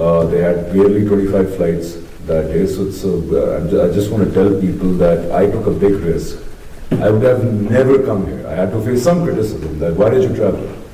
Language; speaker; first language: English; non-native, local second language; Urdu